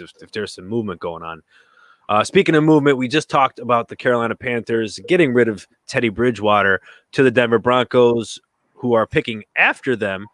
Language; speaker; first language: English; native; English